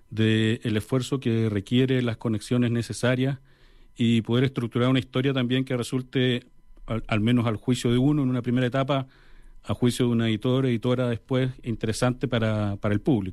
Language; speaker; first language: Spanish; native; Spanish